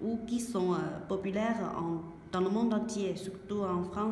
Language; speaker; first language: French; non-native, learner; Chinese